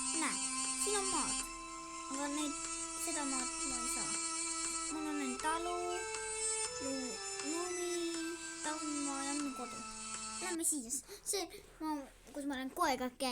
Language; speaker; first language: Finnish; non-native, learner; Estonian